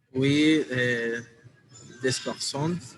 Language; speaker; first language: French; non-native, learner; Spanish